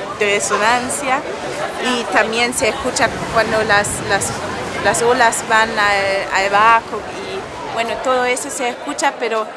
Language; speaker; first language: Spanish; non-native, fluent; German